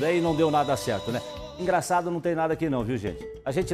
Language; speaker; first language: Portuguese; native; Portuguese